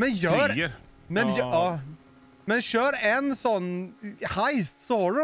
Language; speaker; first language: Swedish; native; Swedish